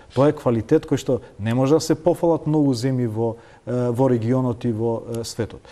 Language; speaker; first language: Macedonian; non-native, local second language; Albanian